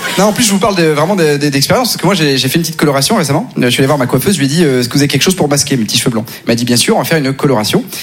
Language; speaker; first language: French; native; French